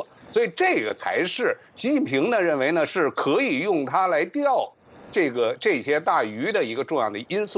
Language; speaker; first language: Chinese; native; Chinese